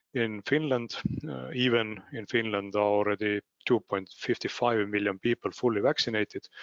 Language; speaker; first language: English; non-native, fluent; Estonian